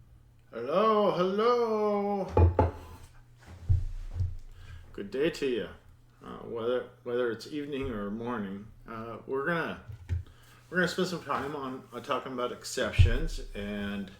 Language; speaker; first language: English; native; English